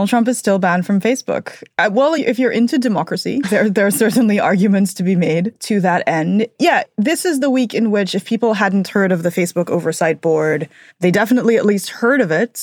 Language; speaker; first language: English; native; English